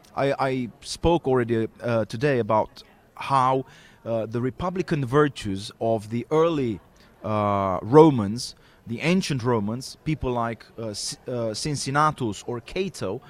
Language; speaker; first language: English; non-native, fluent; Romanian